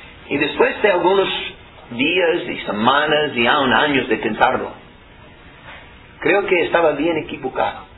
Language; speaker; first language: Spanish; non-native, fluent; English